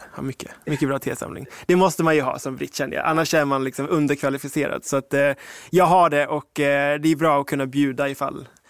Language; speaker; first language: Swedish; early bilingual, other home language; English